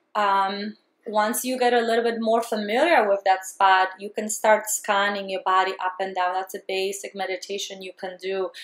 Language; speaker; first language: English; non-native, fluent; Polish